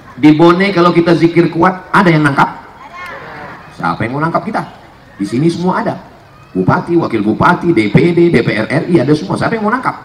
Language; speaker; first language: Indonesian; native; Indonesian